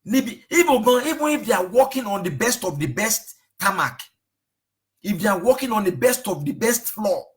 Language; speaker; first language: English; non-native, local second language; Yoruba